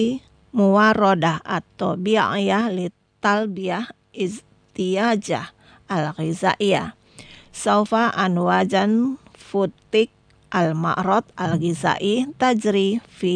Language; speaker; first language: Arabic; non-native, fluent; Indonesian